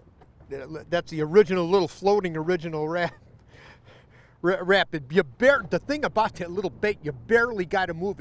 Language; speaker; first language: English; native; English